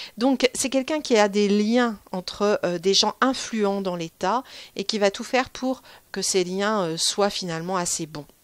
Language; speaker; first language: French; native; French